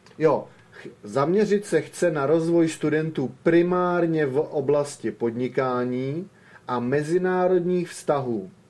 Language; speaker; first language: Czech; native; Czech